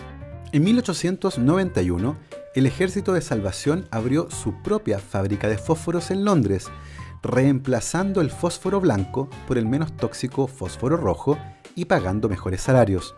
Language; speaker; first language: Spanish; native; Spanish